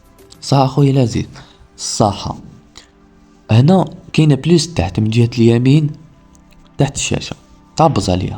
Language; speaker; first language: Arabic; native; Arabic